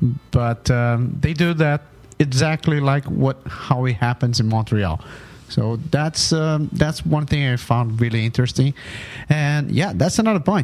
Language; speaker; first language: English; non-native, fluent; Portuguese